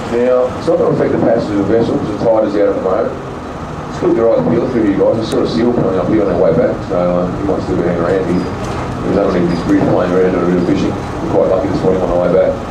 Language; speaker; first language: English; native; English